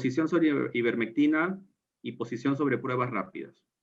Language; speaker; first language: Spanish; native; Spanish